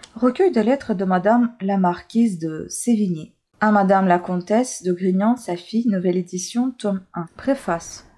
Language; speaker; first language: French; non-native, fluent; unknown